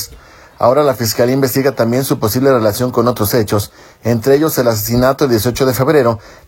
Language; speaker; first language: Spanish; native; Spanish